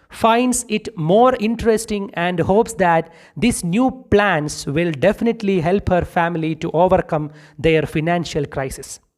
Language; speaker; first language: English; non-native, local second language; Malayalam